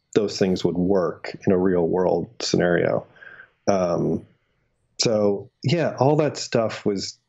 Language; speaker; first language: English; native; English